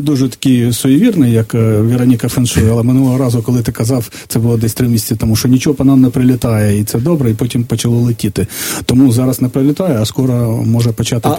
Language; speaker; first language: Ukrainian; native; Ukrainian